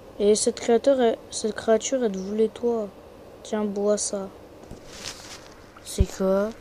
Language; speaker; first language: French; native; French